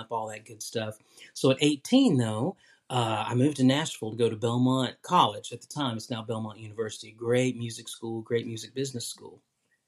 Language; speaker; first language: English; native; English